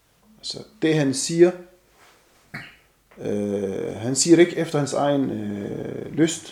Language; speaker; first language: Danish; non-native, fluent; Arabic